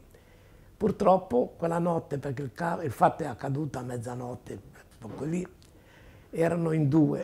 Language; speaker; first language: Italian; native; Italian